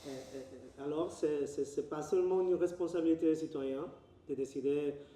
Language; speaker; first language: French; non-native, learner; Spanish